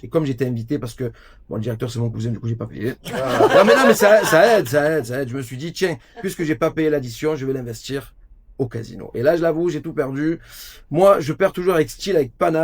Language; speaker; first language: French; native; French